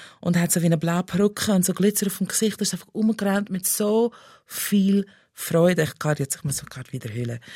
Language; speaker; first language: German; non-native, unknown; English